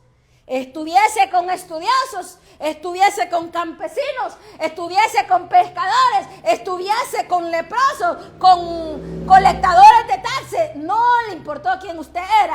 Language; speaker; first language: Spanish; native; Spanish